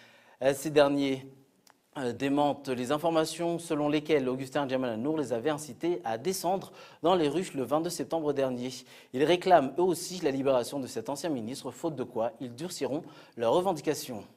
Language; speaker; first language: French; non-native, local second language; Malagasy